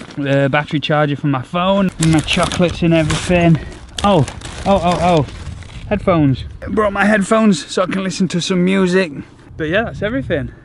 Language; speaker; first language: English; native; English